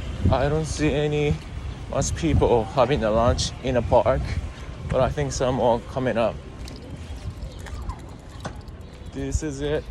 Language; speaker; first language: English; non-native, learner; Japanese